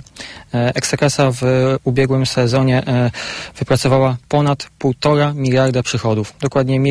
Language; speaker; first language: Polish; native; Polish